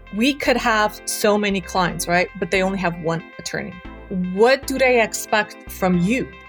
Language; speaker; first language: English; early bilingual, other home language; Armenian